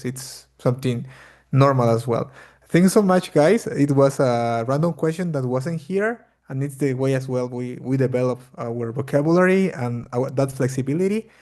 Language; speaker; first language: English; non-native, fluent; Spanish